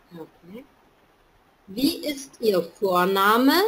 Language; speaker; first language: German; non-native, fluent; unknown